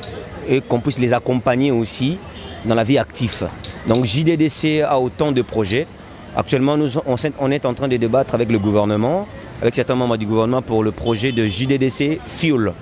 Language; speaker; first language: French; non-native, local second language; Lingala